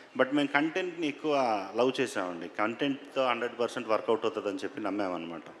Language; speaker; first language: Telugu; native; Telugu